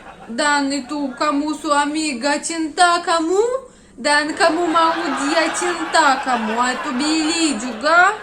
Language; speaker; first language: Indonesian; non-native, learner; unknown